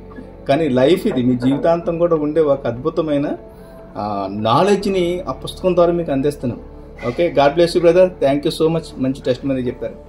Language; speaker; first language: Telugu; native; Telugu